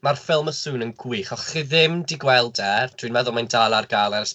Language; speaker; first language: Welsh; non-native, local second language; English